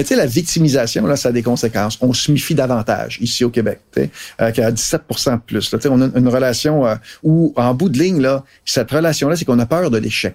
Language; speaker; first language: French; native; French